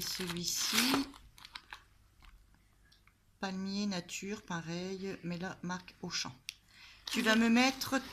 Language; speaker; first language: French; native; French